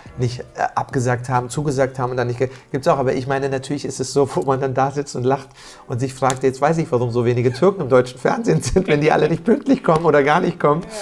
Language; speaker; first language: German; early bilingual, other home language; Turkish